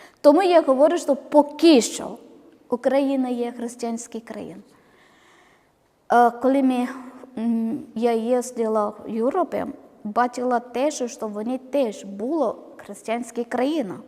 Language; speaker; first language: Ukrainian; non-native, learner; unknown